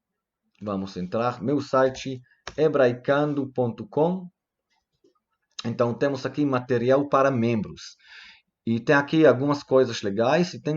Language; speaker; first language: Portuguese; non-native, fluent; Hebrew